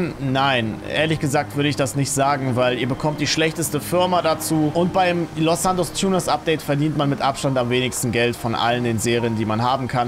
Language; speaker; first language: German; native; German